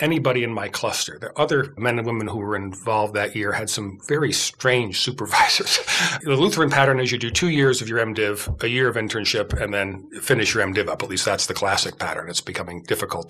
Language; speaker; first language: English; native; English